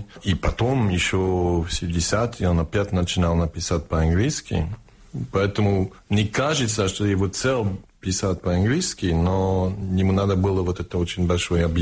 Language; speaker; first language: Russian; non-native, fluent; English